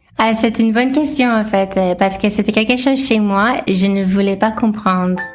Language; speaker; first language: French; non-native, fluent; English